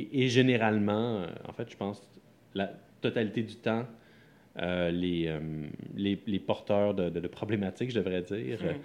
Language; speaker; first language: French; native; French